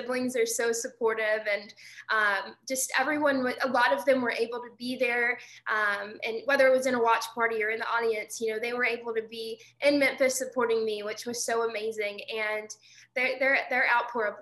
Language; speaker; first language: English; native; English